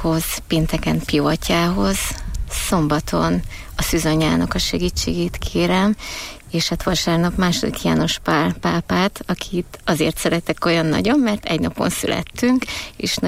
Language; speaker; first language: Hungarian; native; Hungarian